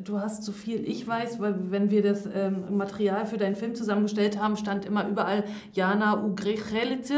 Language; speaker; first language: German; native; German